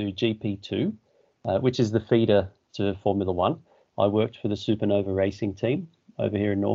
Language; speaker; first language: English; native; English